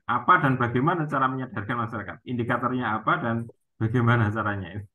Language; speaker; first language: Indonesian; native; Indonesian